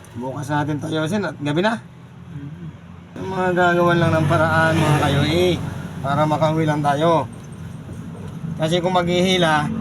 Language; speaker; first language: Filipino; non-native, local second language; Bikol